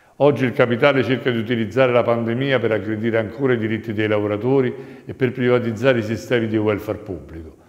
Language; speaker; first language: Italian; native; Italian